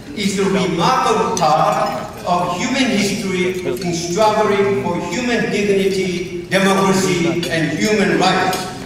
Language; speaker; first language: English; non-native, fluent; Min Nan Chinese